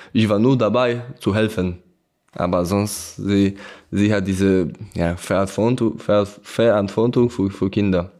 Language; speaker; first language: German; non-native, learner; Polish